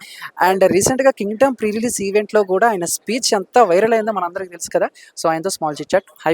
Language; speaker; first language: Telugu; native; Telugu